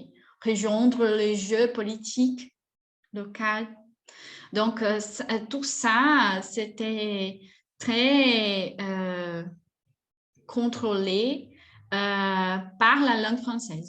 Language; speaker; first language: French; non-native, fluent; Portuguese